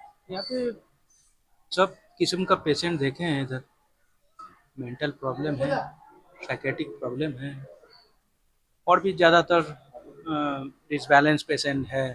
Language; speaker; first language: Hindi; non-native, local second language; Bangla